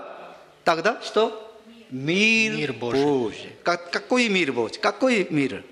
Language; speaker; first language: Russian; non-native, learner; Korean